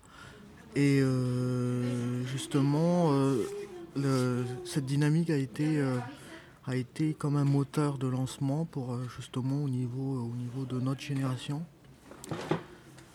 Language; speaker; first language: French; non-native, local second language; Malagasy